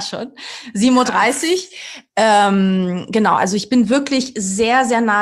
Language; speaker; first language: German; early bilingual, other home language; Portuguese